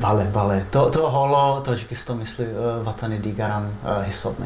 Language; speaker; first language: Persian; non-native, fluent; Slovak